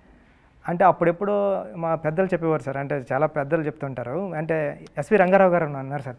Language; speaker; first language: Telugu; native; Telugu